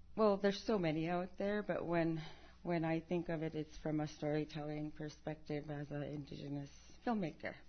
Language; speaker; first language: English; early bilingual, other home language; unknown